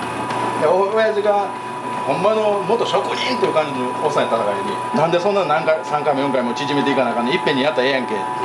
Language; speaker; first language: Japanese; native; Japanese